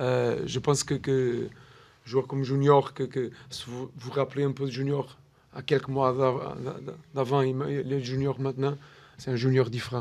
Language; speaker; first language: French; non-native, learner; Portuguese